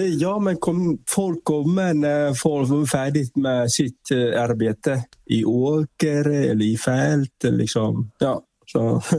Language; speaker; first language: Swedish; non-native, fluent; Vietnamese